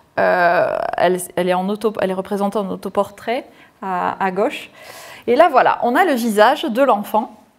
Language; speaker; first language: French; native; French